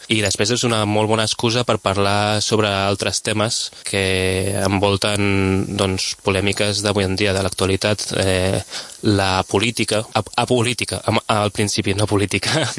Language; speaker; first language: Catalan; non-native, local second language; Spanish